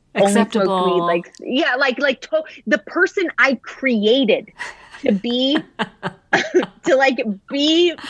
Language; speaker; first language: English; native; English